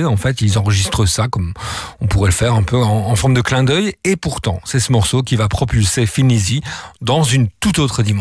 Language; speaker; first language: French; native; French